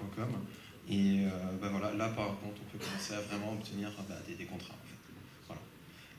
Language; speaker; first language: French; native; French